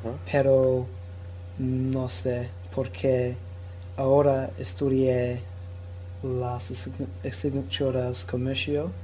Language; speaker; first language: Spanish; non-native, learner; English